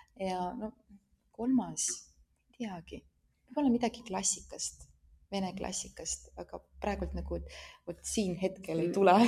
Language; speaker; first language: Estonian; non-native, local second language; Russian